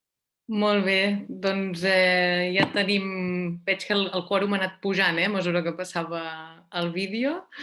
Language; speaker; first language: Catalan; native; Catalan